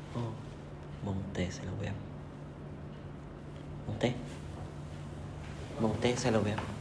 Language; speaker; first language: French; non-native, learner; Khmer